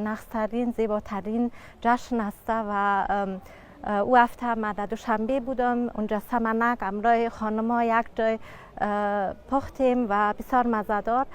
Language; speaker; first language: Persian; early bilingual, heritage; Persian